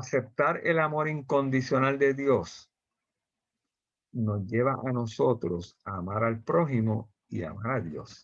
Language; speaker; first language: Spanish; native; Spanish